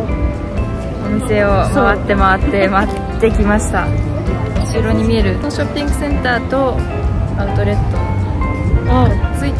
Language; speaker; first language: Japanese; native; Japanese